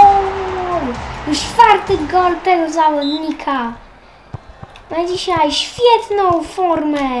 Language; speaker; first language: Polish; native; Polish